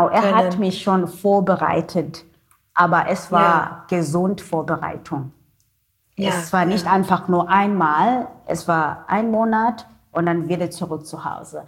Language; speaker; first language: German; non-native, learner; Xhosa